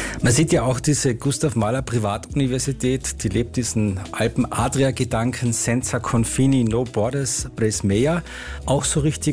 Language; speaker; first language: German; native; German